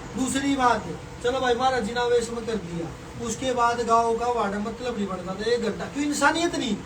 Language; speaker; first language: Hindi; native; Hindi